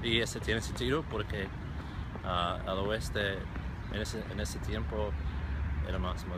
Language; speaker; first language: Spanish; non-native, fluent; English